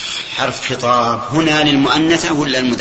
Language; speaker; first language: Arabic; native; Arabic